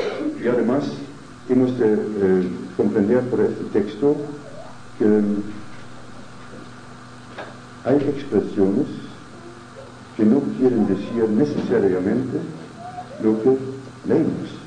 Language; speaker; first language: Spanish; non-native, fluent; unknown